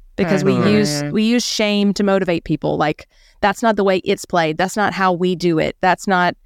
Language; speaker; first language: English; native; English